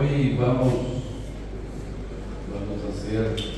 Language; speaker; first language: Spanish; non-native, fluent; Portuguese